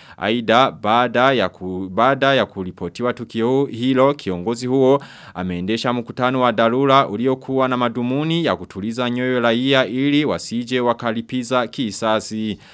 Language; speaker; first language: Swahili; non-native, local second language; Rundi